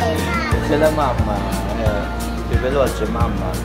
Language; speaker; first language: Italian; non-native, fluent; Filipino